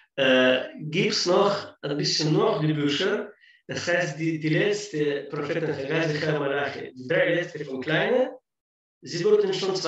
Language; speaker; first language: German; non-native, fluent; Russian